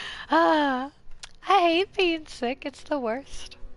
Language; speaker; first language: English; early bilingual, other home language; Turkish